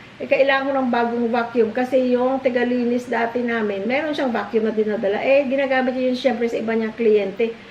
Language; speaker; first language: Filipino; non-native, local second language; Cebuano